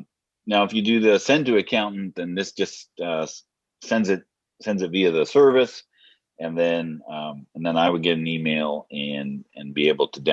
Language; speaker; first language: English; native; English